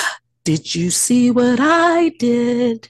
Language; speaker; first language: English; native; English